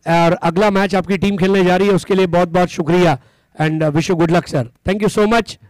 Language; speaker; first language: Hindi; non-native, local second language; Marathi